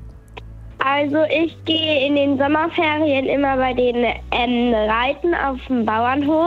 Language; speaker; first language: German; native; German